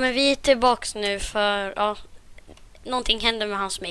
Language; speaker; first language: Swedish; native; Swedish